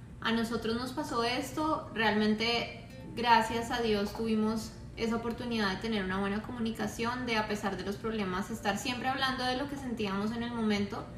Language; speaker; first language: Spanish; native; Spanish